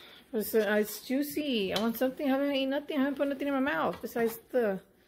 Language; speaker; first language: English; early bilingual, other home language; Spanish